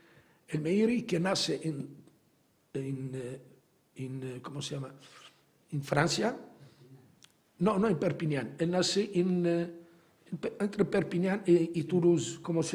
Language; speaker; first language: Spanish; non-native, fluent; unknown